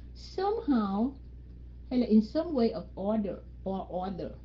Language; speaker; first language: English; non-native, fluent; Vietnamese